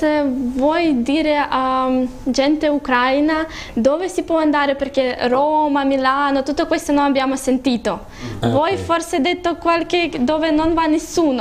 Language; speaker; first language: Italian; non-native, learner; Russian